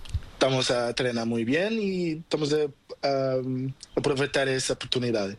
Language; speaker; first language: Spanish; non-native, learner; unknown